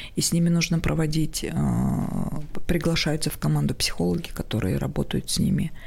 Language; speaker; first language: Russian; non-native, local second language; Tajik